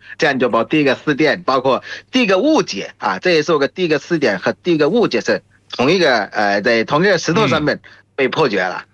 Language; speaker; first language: Chinese; non-native, fluent; Bangla